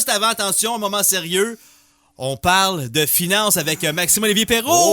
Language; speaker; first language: French; native; French